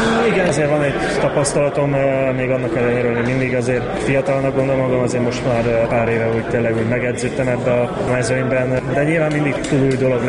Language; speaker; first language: Hungarian; native; Hungarian